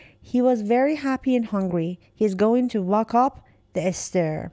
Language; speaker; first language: English; non-native, fluent; Persian